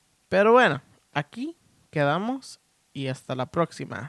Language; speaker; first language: Spanish; early bilingual, heritage; Spanish